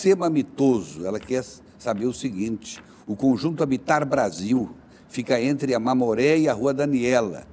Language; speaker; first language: Portuguese; native; Portuguese